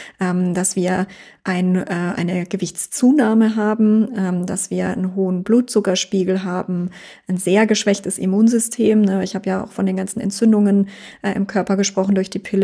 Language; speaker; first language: German; native; German